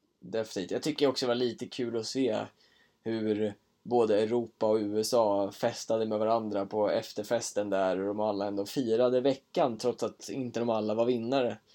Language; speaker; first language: Swedish; native; Swedish